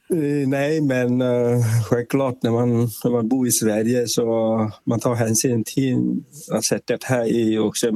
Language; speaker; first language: Swedish; non-native, fluent; Vietnamese